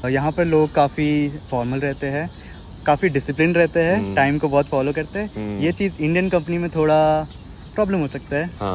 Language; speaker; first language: Hindi; native; Hindi